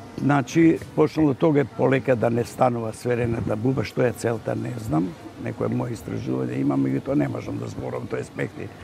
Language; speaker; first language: Macedonian; native; Macedonian